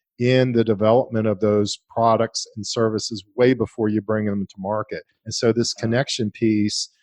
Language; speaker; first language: English; native; English